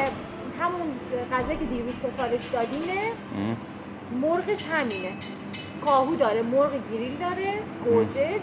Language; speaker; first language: Persian; native; Persian